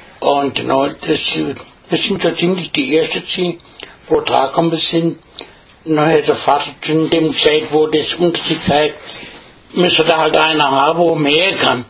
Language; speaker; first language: German; native; German